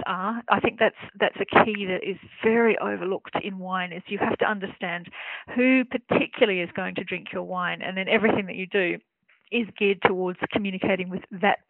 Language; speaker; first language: English; native; English